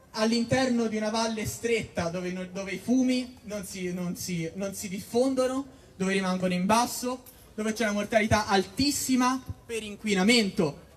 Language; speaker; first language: Italian; native; Italian